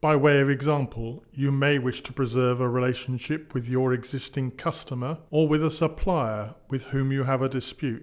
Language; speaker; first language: English; native; English